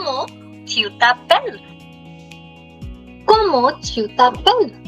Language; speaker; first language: French; non-native, fluent; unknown